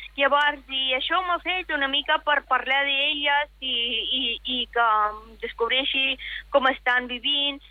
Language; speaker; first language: Catalan; non-native, fluent; Persian